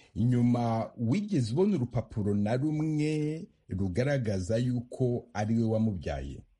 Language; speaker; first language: Kinyarwanda; native; Kinyarwanda